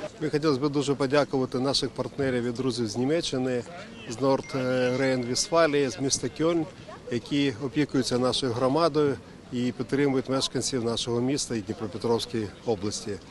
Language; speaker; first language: Ukrainian; non-native, local second language; Russian